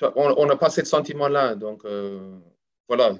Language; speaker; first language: French; non-native, fluent; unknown